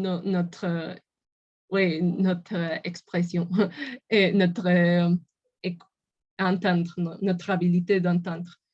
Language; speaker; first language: French; non-native, learner; Spanish